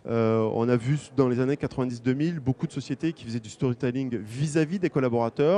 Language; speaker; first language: French; native; French